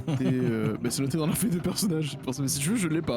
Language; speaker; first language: French; native; French